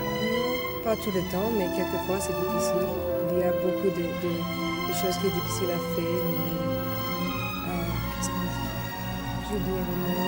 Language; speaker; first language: French; non-native, learner; English